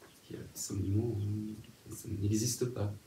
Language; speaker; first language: French; native; French